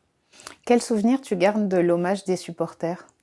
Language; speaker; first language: French; native; French